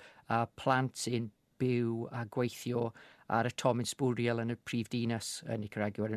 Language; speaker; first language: Welsh; non-native, fluent; English